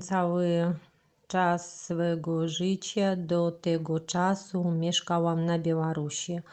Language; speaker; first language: Polish; non-native, learner; Russian